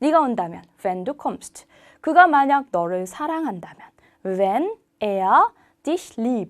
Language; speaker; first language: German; non-native, fluent; Korean